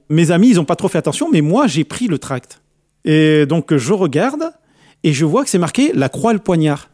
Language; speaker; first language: French; early bilingual, other home language; Arabic